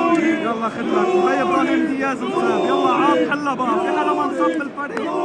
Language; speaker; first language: Arabic; native; Arabic